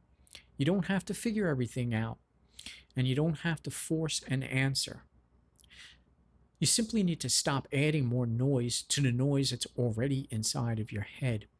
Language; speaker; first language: English; native; English